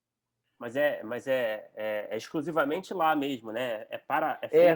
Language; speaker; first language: Portuguese; native; Portuguese